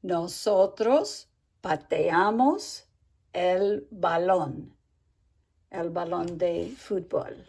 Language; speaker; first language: Spanish; non-native, fluent; English